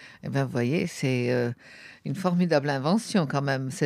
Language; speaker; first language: French; native; French